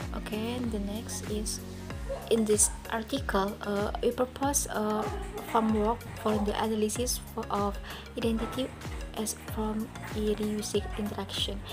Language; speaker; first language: English; non-native, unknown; Indonesian